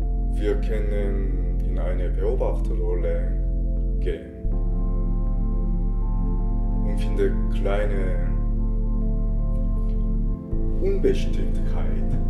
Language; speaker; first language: German; non-native, fluent; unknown